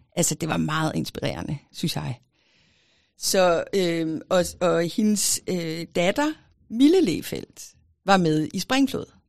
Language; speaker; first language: Danish; native; Danish